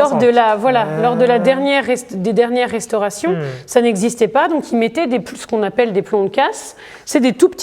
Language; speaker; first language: French; native; French